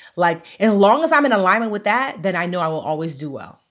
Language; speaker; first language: English; early bilingual, other home language; Yoruba